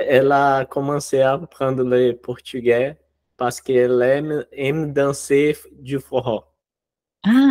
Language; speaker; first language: French; non-native, learner; Portuguese